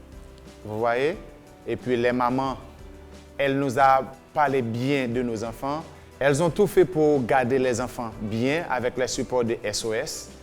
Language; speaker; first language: French; non-native, local second language; Haitian Creole